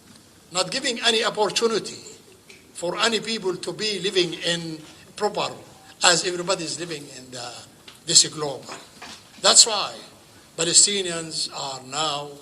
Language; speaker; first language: English; non-native, fluent; Arabic